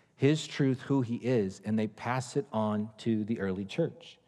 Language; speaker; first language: English; native; English